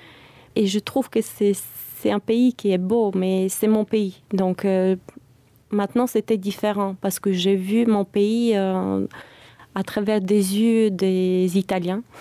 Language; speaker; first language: French; non-native, fluent; Bulgarian